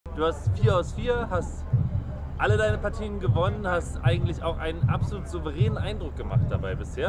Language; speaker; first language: German; native; German